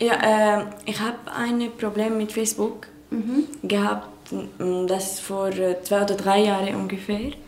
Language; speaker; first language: German; non-native, learner; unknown